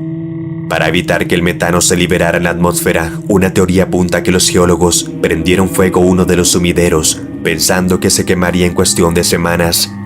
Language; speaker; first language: Spanish; native; Spanish